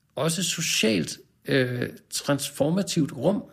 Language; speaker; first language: Danish; native; Danish